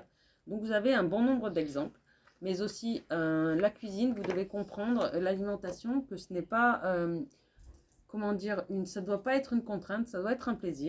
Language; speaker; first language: French; native; French